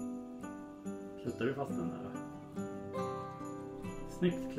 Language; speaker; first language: Swedish; native; Swedish